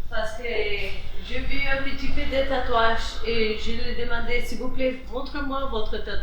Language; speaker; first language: French; non-native, fluent; Spanish